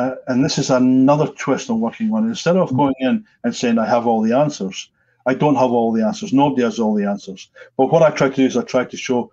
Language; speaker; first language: English; native; English